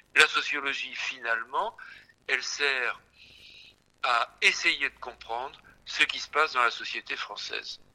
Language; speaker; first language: French; native; French